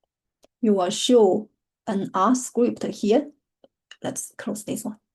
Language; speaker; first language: English; non-native, fluent; Chinese